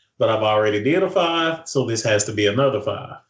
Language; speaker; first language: English; native; English